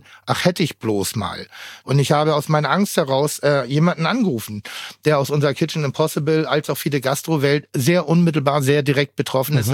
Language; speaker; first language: German; native; German